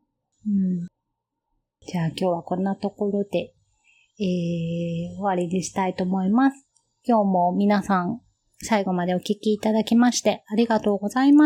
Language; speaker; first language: Japanese; native; Japanese